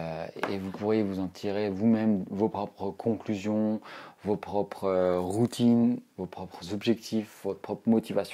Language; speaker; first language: French; native; French